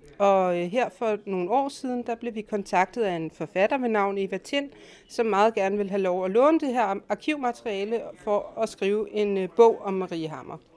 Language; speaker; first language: Danish; native; Danish